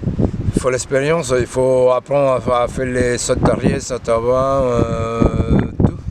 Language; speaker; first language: French; non-native, learner; Spanish